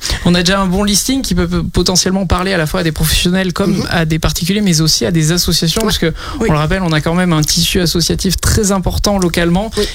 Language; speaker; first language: French; native; French